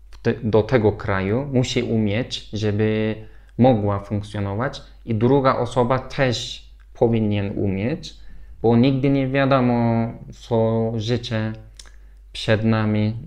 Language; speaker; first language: Polish; non-native, learner; Turkish